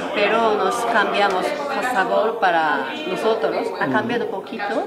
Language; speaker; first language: Spanish; non-native, learner; Japanese